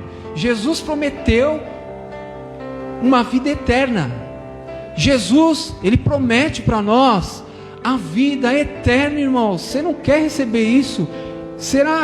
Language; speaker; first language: Portuguese; native; Portuguese